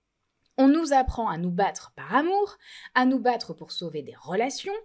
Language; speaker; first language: French; native; French